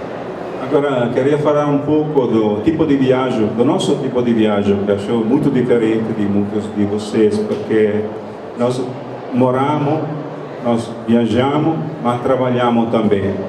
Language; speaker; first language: Portuguese; non-native, fluent; Italian